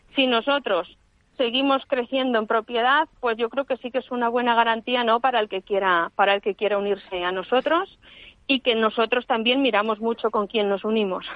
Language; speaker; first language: Spanish; native; Spanish